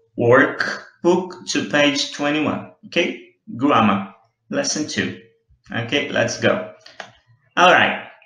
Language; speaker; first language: English; non-native, fluent; Portuguese